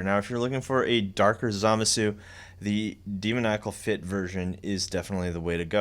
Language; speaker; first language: English; native; English